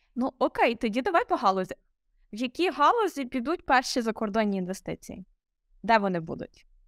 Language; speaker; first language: Ukrainian; native; Ukrainian